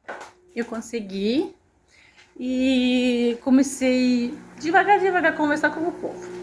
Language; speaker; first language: Portuguese; non-native, fluent; Persian